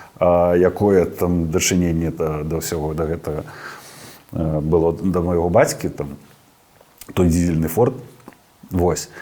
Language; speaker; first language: Belarusian; non-native, local second language; Russian